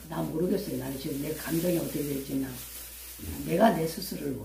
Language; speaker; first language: Korean; native; Korean